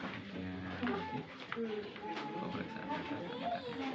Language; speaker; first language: Indonesian; native; Indonesian